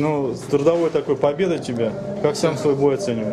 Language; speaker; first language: Russian; native; Russian